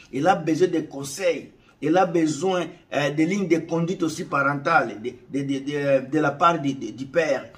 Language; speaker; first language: French; non-native, local second language; Lingala